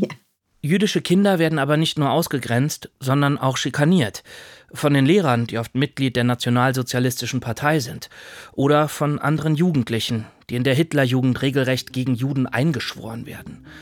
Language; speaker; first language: German; native; German